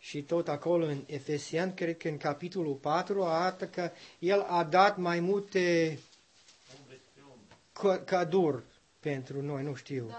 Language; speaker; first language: Romanian; non-native, learner; English